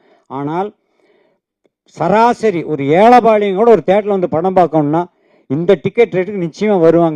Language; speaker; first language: Tamil; native; Tamil